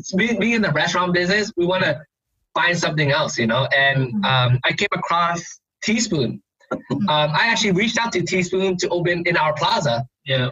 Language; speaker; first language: English; native; English